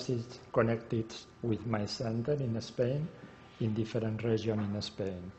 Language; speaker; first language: English; non-native, learner; Spanish